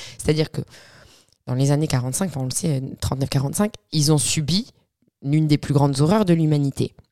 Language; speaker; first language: French; early bilingual, other home language; Arabic